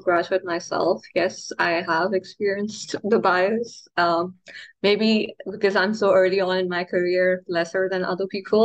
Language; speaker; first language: English; non-native, local second language; Urdu